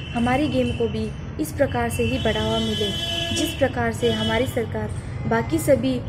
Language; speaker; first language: Hindi; native; Hindi